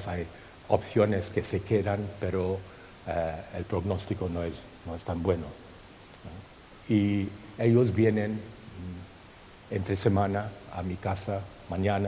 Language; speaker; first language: Spanish; non-native, fluent; Thai